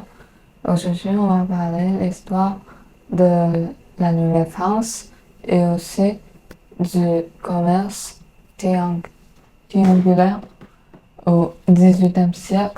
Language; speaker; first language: French; non-native, learner; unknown